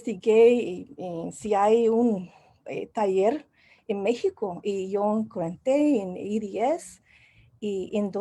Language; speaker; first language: Spanish; non-native, learner; English